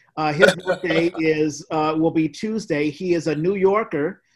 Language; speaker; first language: English; native; English